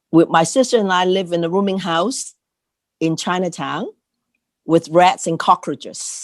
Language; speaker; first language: English; non-native, local second language; Cantonese